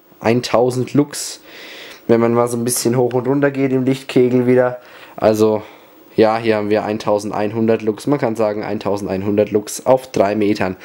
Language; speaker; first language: German; native; German